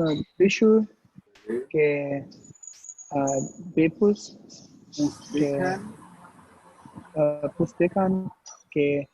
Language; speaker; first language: Persian; non-native, learner; Urdu